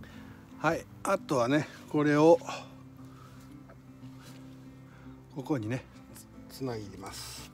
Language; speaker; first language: Japanese; native; Japanese